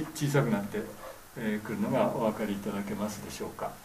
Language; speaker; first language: Japanese; native; Japanese